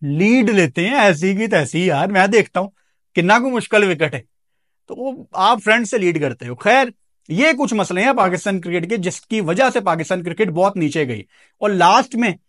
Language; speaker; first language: Urdu; non-native, local second language; Punjabi